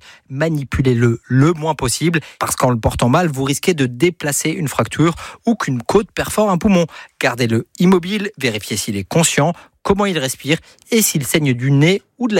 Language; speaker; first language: French; native; French